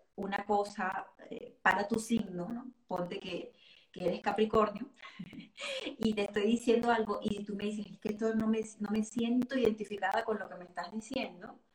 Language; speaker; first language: Spanish; native; Spanish